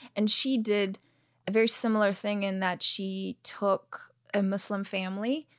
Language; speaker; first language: English; native; English